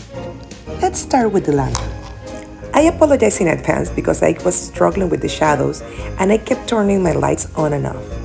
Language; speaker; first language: English; non-native, fluent; Spanish